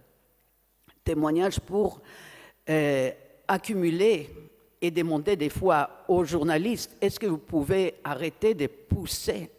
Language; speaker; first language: French; non-native, fluent; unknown